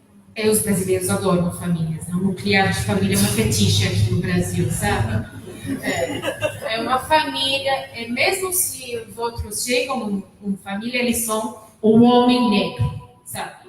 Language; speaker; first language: Portuguese; non-native, fluent; Arabic